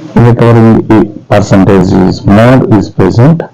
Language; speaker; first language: English; non-native, local second language; Telugu